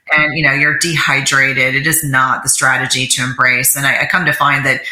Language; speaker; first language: English; native; English